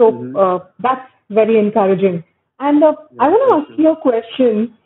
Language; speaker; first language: English; non-native, local second language; Hindi